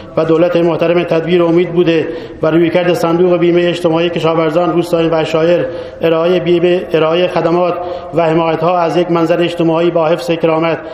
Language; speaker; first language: Persian; non-native, local second language; Baluchi